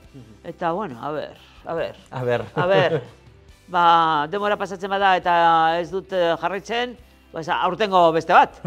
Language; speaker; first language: Basque; non-native, local second language; Spanish